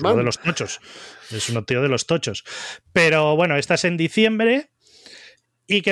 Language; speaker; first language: Spanish; native; Spanish